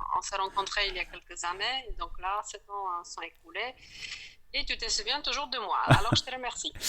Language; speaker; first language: French; non-native, fluent; Polish